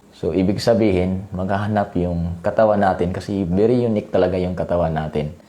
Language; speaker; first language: Filipino; non-native, local second language; Cebuano